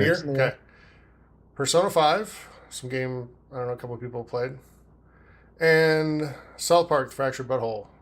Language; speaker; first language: English; native; English